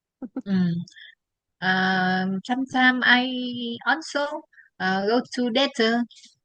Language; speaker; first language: English; non-native, learner; Vietnamese